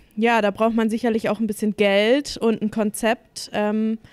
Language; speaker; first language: German; native; German